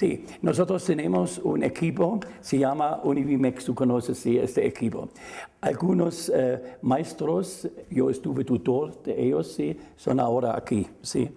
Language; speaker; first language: Spanish; non-native, fluent; German